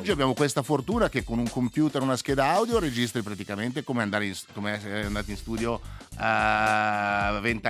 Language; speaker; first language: Italian; native; Italian